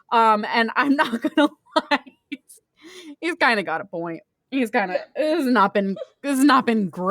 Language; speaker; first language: English; native; English